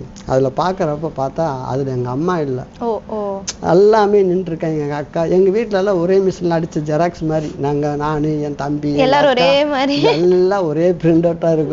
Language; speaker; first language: Tamil; native; Tamil